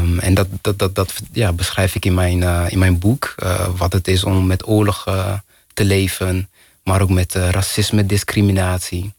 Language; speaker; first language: Dutch; non-native, fluent; Kinyarwanda